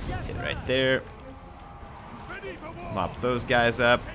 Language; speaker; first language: English; native; English